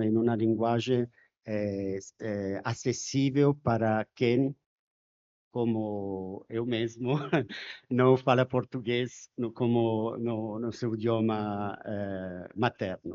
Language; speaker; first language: Portuguese; non-native, fluent; Spanish